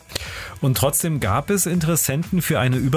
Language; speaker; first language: German; native; German